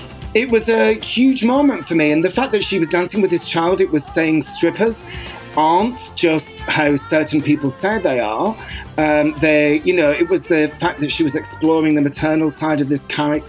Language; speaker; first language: English; native; English